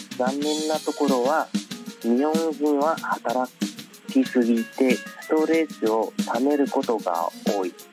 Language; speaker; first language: Japanese; non-native, fluent; Vietnamese